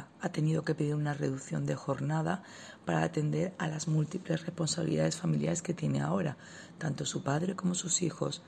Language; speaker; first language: Spanish; native; Spanish